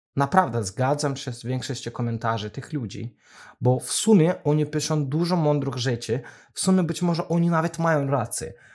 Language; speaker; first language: Polish; non-native, fluent; Azerbaijani